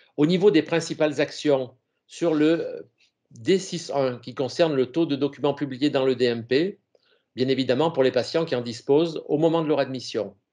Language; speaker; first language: French; native; French